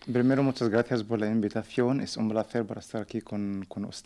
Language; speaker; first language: Spanish; non-native, learner; Arabic